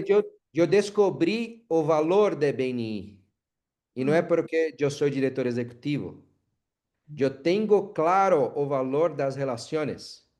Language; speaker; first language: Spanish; non-native, learner; Portuguese